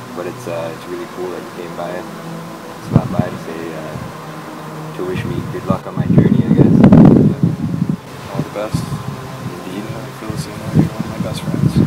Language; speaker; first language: English; native; English